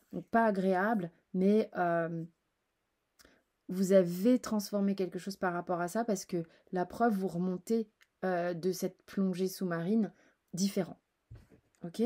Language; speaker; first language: French; native; French